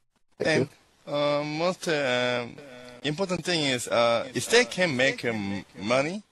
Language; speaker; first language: English; non-native, learner; Korean